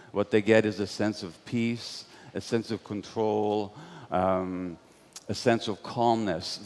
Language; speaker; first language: English; non-native, fluent; Hungarian